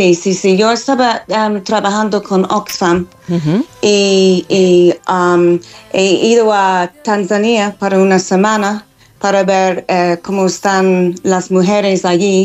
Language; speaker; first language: Spanish; non-native, fluent; English